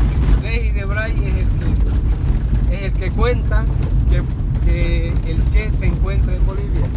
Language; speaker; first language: Spanish; native; Spanish